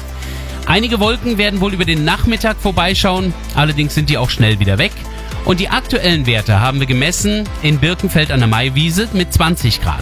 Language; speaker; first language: German; native; German